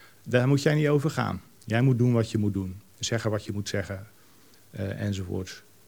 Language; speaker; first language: Dutch; native; Dutch